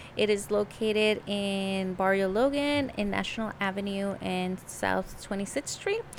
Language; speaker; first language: English; early bilingual, other home language; Spanish